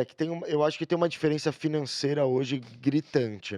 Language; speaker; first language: Portuguese; native; Portuguese